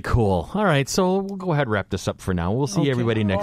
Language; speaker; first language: English; native; English